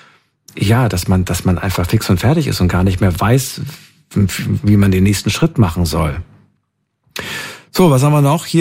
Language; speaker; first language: German; native; German